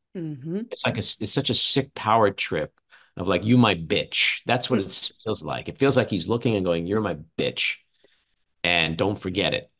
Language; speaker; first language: English; native; English